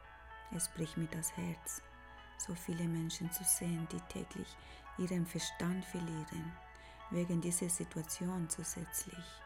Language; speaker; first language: German; non-native, fluent; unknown